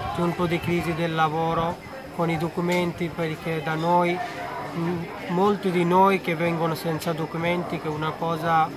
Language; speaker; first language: Italian; non-native, fluent; Bangla